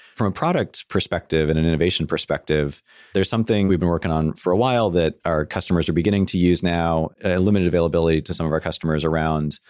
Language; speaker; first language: English; native; English